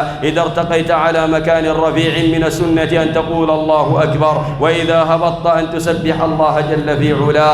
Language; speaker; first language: Arabic; native; Arabic